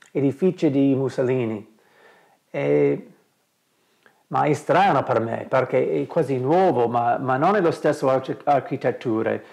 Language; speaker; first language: Italian; non-native, learner; English